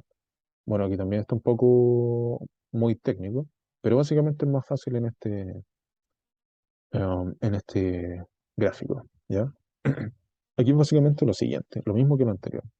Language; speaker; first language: Spanish; native; Spanish